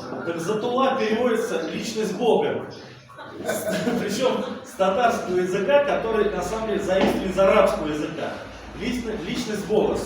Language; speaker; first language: Russian; native; Russian